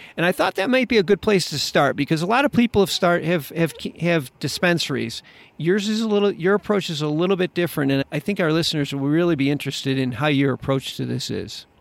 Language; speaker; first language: English; native; English